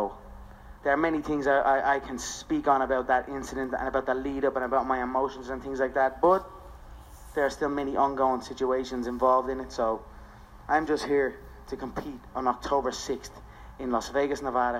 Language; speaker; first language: English; non-native, local second language; Irish